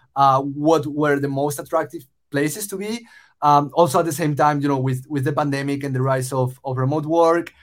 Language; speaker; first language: English; non-native, fluent; Spanish